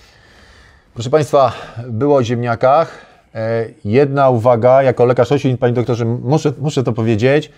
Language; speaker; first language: Polish; native; Polish